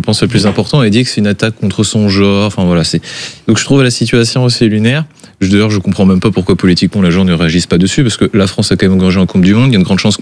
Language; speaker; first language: French; native; French